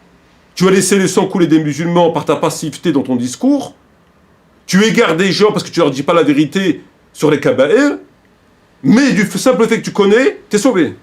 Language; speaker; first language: French; native; French